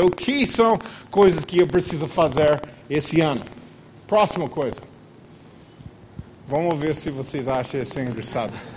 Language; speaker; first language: Portuguese; non-native, fluent; English